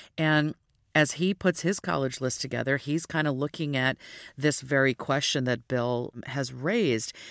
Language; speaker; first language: English; native; English